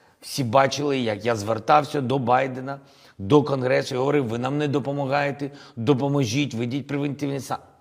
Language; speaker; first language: Ukrainian; non-native, local second language; Russian